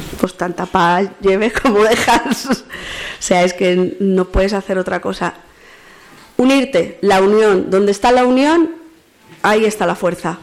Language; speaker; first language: Spanish; native; Spanish